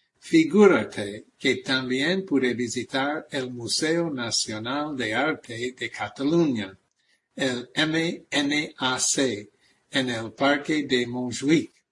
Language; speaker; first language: Spanish; non-native, fluent; English